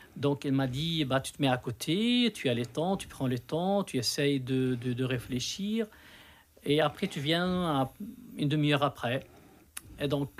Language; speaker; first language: French; non-native, local second language; Arabic